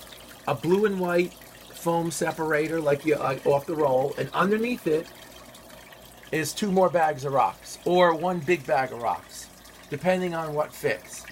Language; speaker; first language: English; native; English